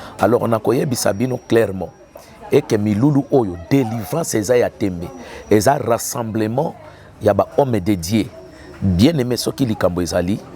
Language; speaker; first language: Lingala; native; Lingala